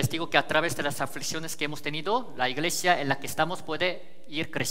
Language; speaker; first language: Spanish; native; Spanish